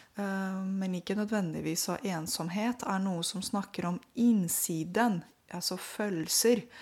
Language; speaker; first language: Norwegian; non-native, fluent; Romanian